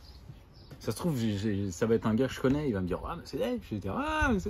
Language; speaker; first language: French; native; French